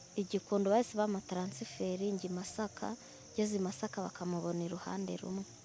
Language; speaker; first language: Kinyarwanda; native; Kinyarwanda